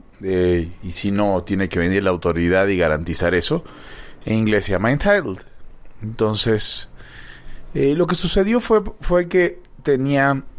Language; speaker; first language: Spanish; native; Spanish